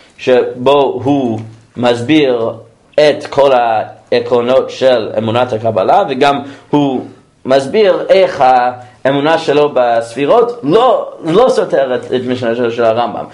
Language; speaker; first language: Hebrew; non-native, fluent; English